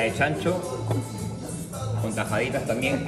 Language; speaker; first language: Spanish; non-native, local second language; Catalan